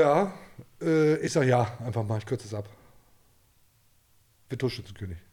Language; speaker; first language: German; native; German